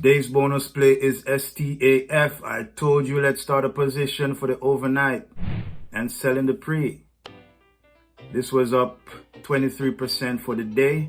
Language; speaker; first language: English; native; English